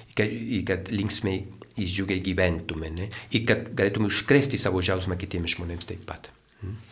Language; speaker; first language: Lithuanian; non-native, fluent; Spanish